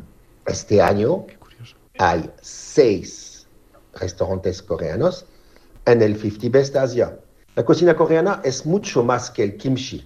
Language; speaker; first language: Spanish; non-native, fluent; French